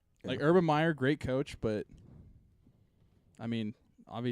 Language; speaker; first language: English; native; English